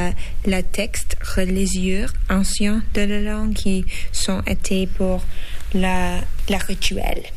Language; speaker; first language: French; non-native, learner; English